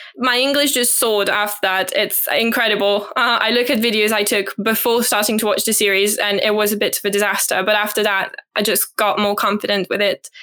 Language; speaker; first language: English; non-native, fluent; French